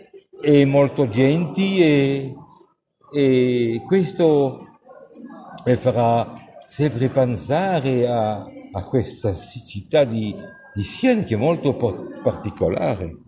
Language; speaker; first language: Italian; non-native, fluent; French